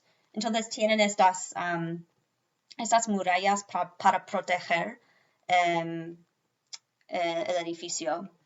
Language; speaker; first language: Spanish; non-native, fluent; English